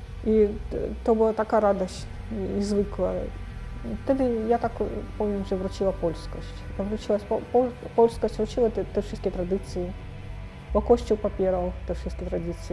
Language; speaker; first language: Polish; non-native, fluent; Russian